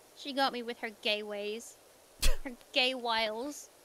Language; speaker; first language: English; native; English